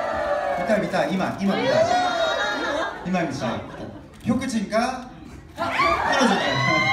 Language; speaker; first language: Japanese; non-native, learner; Korean